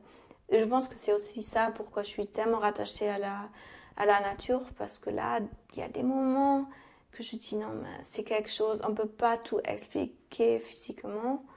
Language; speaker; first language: French; non-native, fluent; German